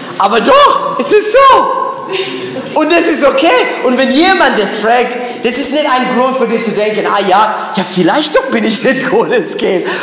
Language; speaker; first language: German; non-native, fluent; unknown